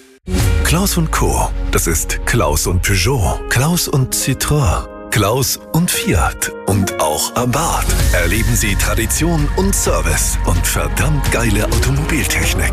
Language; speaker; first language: German; native; German